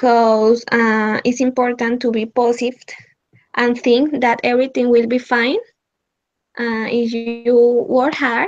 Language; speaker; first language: English; non-native, learner; Spanish